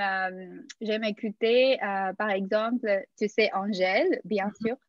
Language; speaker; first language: French; non-native, fluent; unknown